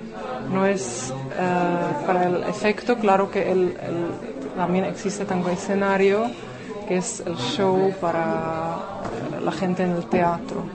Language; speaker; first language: Spanish; non-native, fluent; Czech